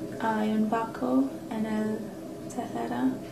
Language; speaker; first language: Spanish; non-native, learner; English